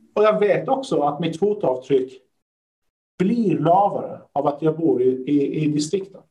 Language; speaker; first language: Swedish; early bilingual, other home language; Persian